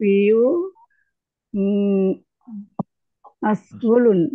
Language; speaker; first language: Arabic; non-native, learner; Indonesian